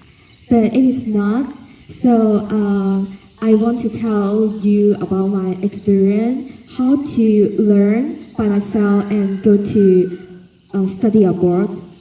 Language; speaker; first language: English; non-native, fluent; Cantonese